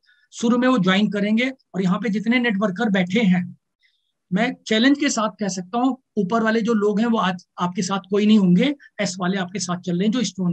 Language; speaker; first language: Hindi; native; Hindi